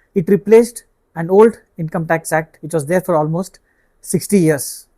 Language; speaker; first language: English; non-native, local second language; Kannada